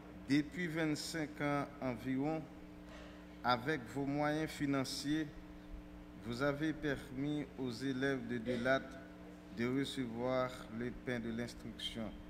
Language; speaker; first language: French; native; French